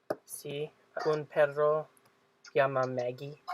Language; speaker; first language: Spanish; non-native, learner; English